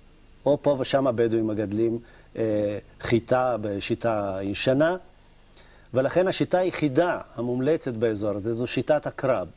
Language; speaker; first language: Hebrew; native; Hebrew